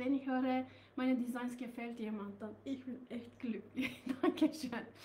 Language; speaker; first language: German; non-native, learner; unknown